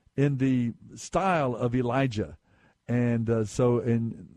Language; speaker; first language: English; native; English